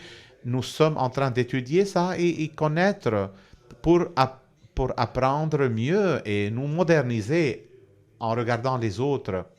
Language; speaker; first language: French; non-native, fluent; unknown